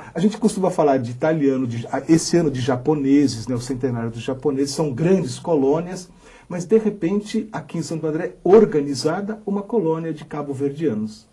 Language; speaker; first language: Portuguese; native; Portuguese